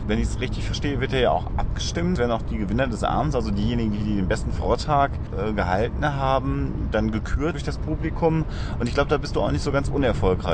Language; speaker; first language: German; native; German